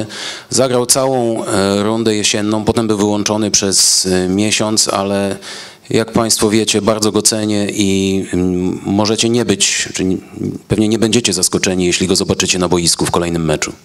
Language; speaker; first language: Polish; native; Polish